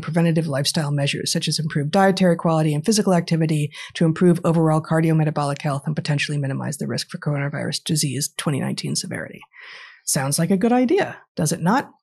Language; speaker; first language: English; native; English